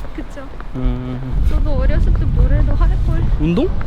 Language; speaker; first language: Korean; non-native, fluent; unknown